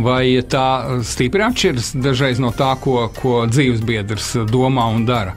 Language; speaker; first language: Latvian; native; Latvian